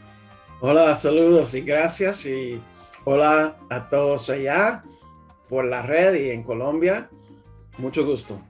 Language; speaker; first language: Spanish; early bilingual, heritage; English